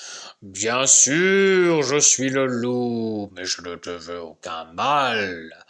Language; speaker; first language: French; native; French